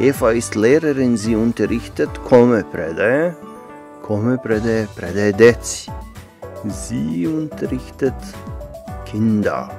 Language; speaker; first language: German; non-native, fluent; Serbian